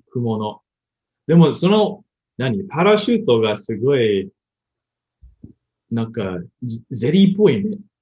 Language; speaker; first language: Japanese; non-native, learner; English